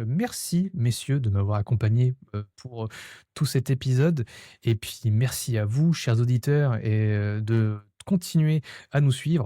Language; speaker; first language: French; native; French